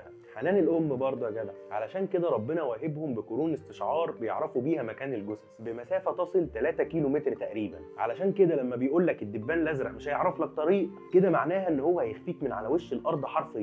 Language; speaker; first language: Arabic; native; Arabic